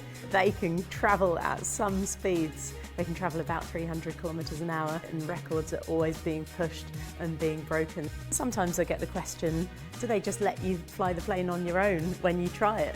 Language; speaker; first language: English; native; English